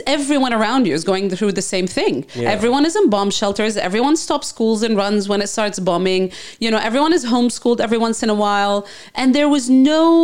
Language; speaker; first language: English; non-native, fluent; Arabic